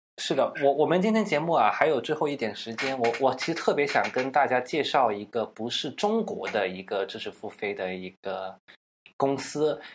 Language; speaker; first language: Chinese; non-native, local second language; Cantonese